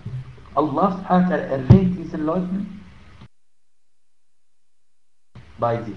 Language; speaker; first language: German; non-native, fluent; Arabic